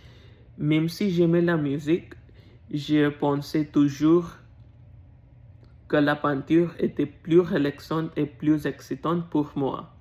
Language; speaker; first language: French; non-native, learner; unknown